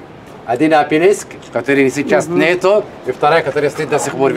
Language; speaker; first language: Russian; non-native, fluent; Arabic